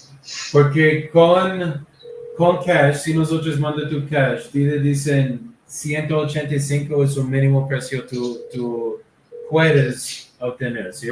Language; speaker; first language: Spanish; non-native, learner; English